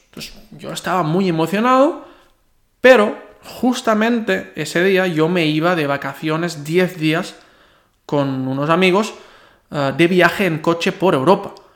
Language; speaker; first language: Spanish; non-native, local second language; Catalan